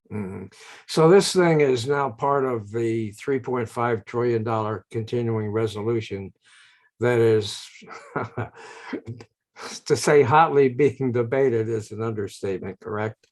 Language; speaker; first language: English; native; English